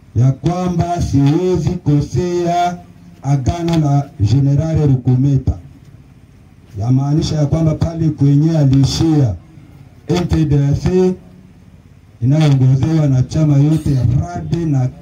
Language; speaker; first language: Swahili; native; Swahili